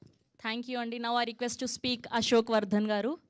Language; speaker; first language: Telugu; native; Telugu